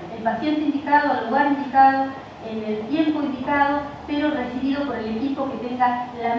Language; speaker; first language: Spanish; native; Spanish